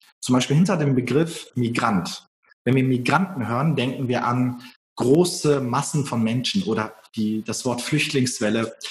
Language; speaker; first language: German; early bilingual, other home language; Turkish